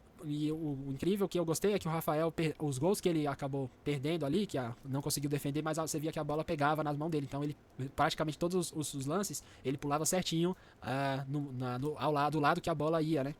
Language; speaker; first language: Portuguese; native; Portuguese